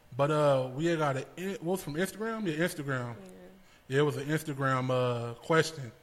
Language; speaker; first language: English; native; English